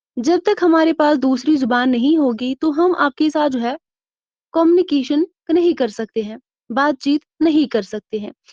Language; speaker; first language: Urdu; non-native, local second language; Kashmiri